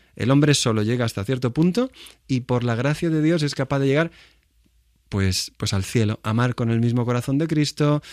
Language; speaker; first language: Spanish; native; Spanish